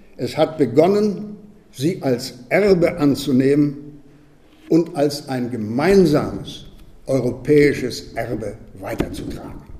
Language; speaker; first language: German; native; German